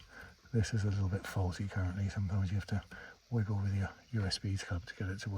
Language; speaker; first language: English; native; English